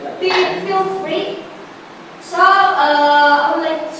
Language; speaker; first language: English; non-native, fluent; Indonesian